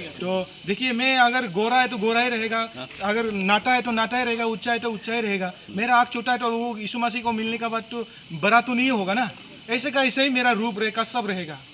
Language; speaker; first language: Hindi; non-native, local second language; Mising